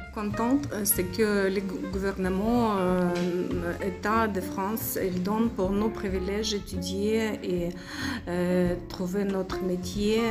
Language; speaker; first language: French; non-native, learner; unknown